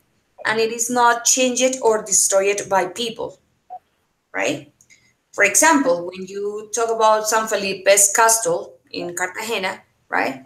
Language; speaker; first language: English; non-native, fluent; Spanish